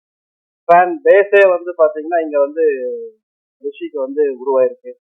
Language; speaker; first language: Tamil; native; Tamil